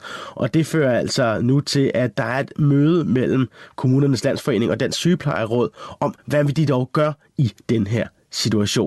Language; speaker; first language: Danish; native; Danish